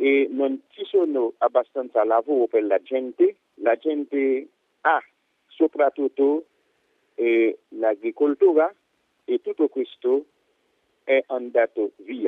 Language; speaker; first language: Italian; non-native, fluent; Haitian Creole